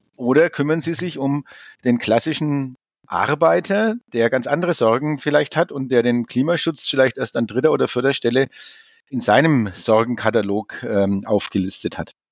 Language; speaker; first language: German; native; German